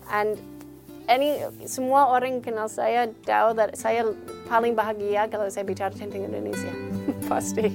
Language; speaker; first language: Indonesian; non-native, fluent; English